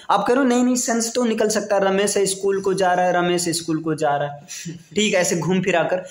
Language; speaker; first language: Hindi; native; Hindi